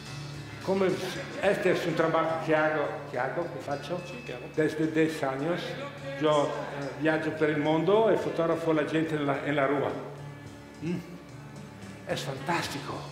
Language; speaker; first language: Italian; non-native, fluent; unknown